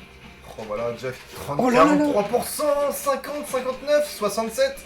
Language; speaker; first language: French; native; French